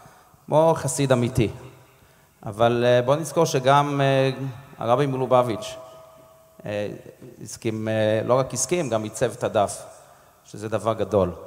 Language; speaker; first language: Hebrew; non-native, fluent; English